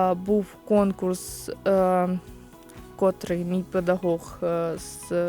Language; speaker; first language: Ukrainian; native; Ukrainian